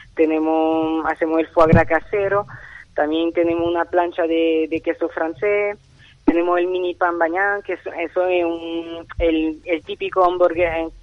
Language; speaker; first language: Spanish; non-native, fluent; French